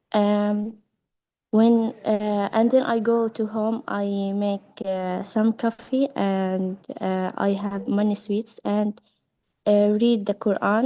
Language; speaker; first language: English; non-native, learner; Arabic